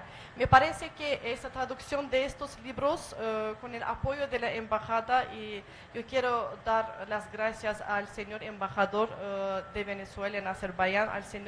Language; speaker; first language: Spanish; non-native, fluent; Azerbaijani